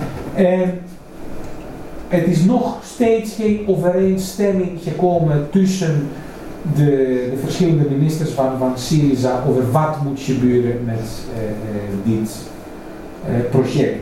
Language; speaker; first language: Dutch; non-native, fluent; Greek